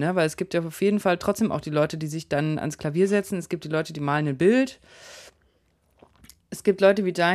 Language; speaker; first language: German; native; German